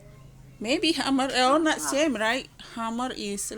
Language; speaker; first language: English; non-native, learner; Indonesian